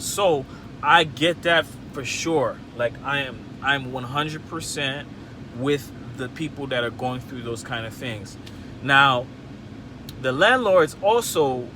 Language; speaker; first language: English; native; English